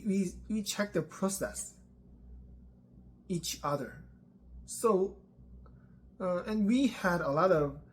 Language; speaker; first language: English; non-native, learner; Korean